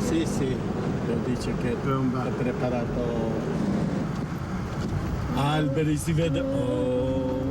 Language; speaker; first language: Italian; non-native, fluent; Tibetan